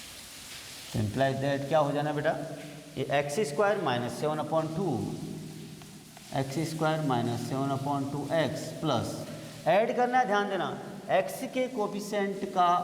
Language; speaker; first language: Hindi; native; Hindi